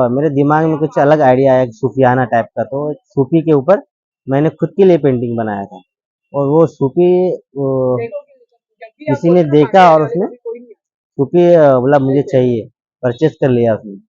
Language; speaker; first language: Hindi; native; Hindi